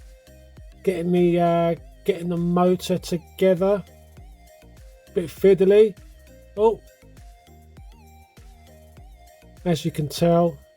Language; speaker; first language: English; native; English